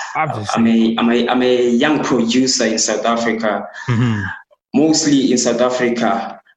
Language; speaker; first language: English; non-native, local second language; Xhosa